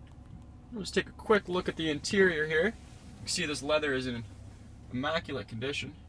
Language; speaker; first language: English; native; English